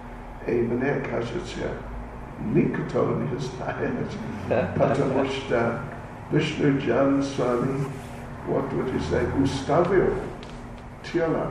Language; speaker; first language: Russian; non-native, learner; English